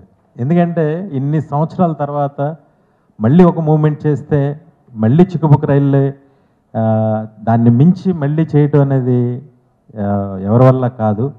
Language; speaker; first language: Telugu; native; Telugu